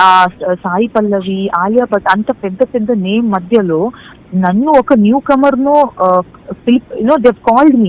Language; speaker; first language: Telugu; non-native, local second language; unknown